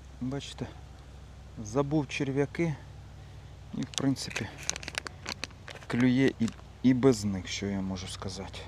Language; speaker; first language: Ukrainian; native; Ukrainian